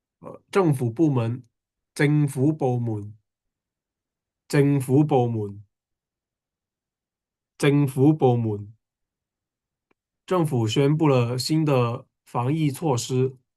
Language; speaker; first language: Chinese; native; Chinese